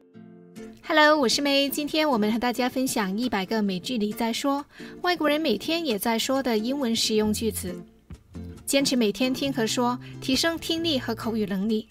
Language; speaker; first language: Chinese; native; Chinese